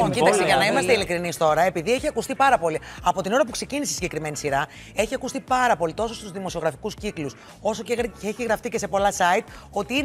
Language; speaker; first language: Greek; native; Greek